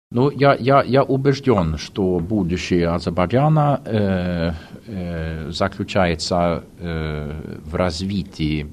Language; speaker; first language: Russian; non-native, fluent; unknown